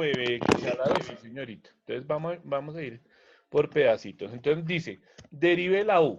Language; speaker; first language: Spanish; native; Spanish